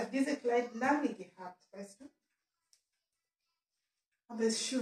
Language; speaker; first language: German; non-native, learner; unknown